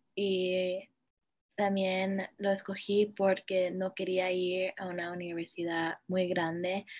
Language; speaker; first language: Spanish; early bilingual, heritage; Spanish